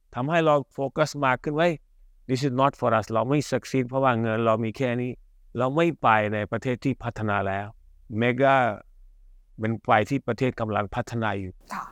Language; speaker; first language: Thai; early bilingual, other home language; Hindi